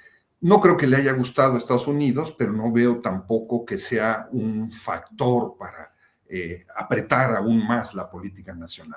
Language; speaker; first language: Spanish; native; Spanish